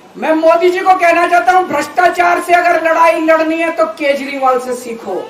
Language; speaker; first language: Hindi; native; Hindi